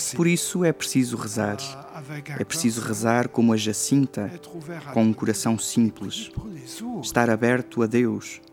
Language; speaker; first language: Portuguese; non-native, fluent; Luxembourgish